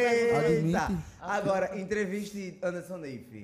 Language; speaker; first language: Portuguese; native; Portuguese